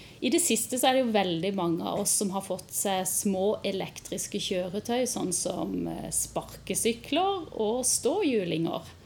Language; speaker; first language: Norwegian; native; Norwegian